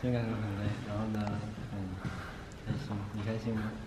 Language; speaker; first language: Chinese; native; Chinese